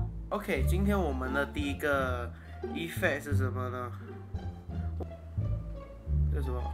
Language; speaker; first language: Chinese; early bilingual, heritage; Chinese